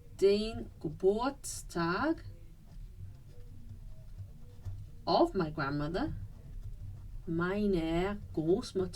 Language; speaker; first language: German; non-native, fluent; English